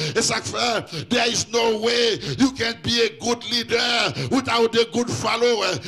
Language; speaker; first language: French; native; French